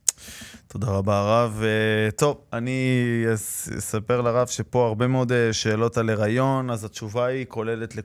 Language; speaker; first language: Hebrew; native; Hebrew